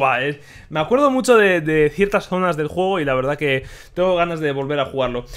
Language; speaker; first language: Spanish; native; Spanish